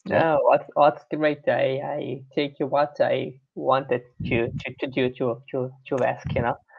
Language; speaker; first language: English; non-native, learner; Portuguese